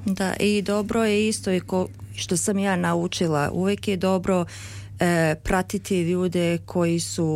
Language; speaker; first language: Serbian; early bilingual, heritage; Serbian